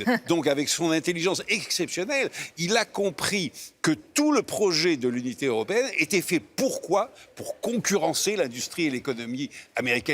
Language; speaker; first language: French; native; French